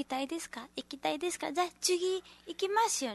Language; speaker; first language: Japanese; non-native, learner; Nepali